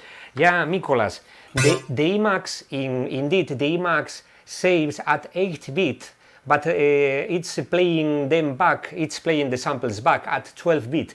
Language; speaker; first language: English; non-native, fluent; Spanish